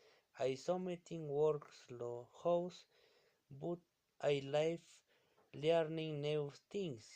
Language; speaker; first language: English; non-native, learner; Spanish